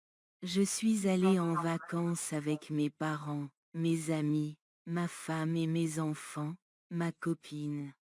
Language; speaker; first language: French; non-native, learner; Bangla